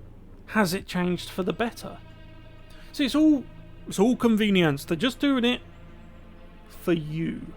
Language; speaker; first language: English; native; English